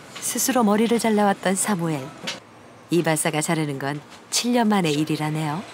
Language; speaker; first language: Korean; native; Korean